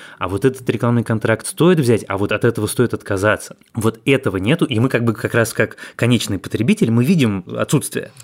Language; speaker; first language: Russian; native; Russian